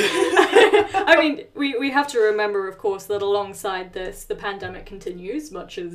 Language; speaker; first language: English; native; English